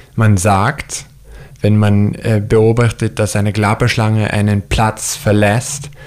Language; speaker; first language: German; early bilingual, heritage; German